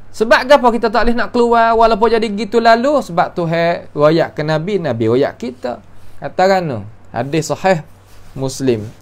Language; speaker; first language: Malay; native; Malay